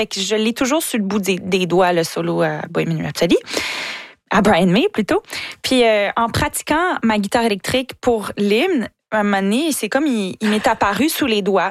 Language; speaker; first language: French; native; French